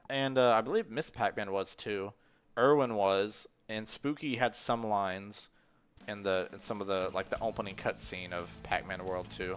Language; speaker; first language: English; native; English